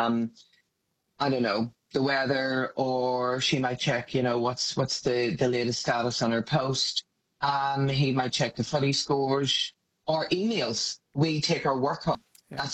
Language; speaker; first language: English; native; English